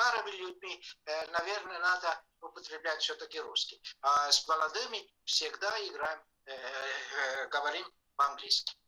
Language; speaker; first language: Russian; non-native, fluent; Estonian